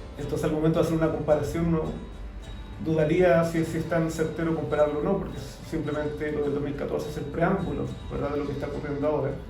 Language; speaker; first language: Spanish; native; Spanish